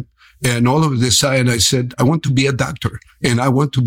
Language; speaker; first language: English; non-native, fluent; Spanish